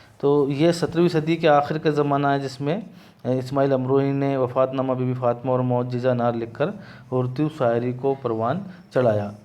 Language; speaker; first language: Urdu; native; Urdu